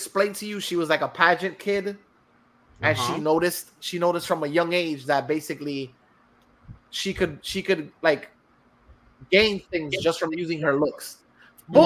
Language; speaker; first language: English; native; English